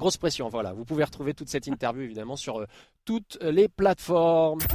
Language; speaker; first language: French; native; French